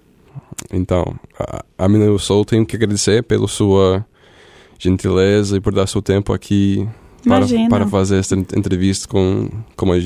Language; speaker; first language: Portuguese; non-native, fluent; English